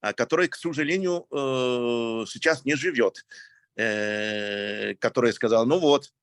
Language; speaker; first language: Russian; non-native, fluent; English